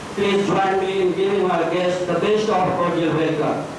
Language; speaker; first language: English; non-native, local second language; Urdu